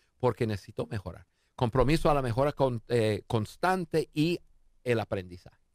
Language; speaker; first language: Spanish; non-native, fluent; English